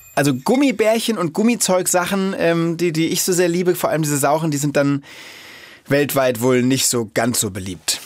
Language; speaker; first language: German; native; German